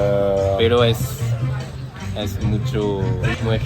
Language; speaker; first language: Spanish; non-native, learner; French